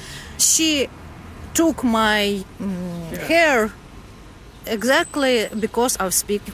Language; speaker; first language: English; non-native, learner; Ukrainian